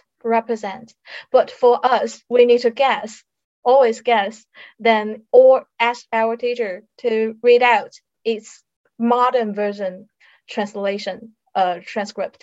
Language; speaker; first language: English; non-native, fluent; Chinese